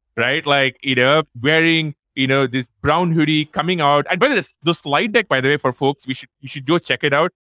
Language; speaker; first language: English; non-native, local second language; Tamil